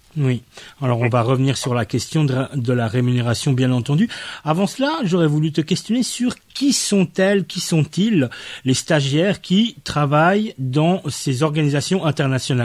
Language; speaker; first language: French; native; French